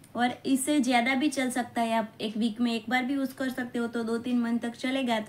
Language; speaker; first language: Hindi; non-native, local second language; Gujarati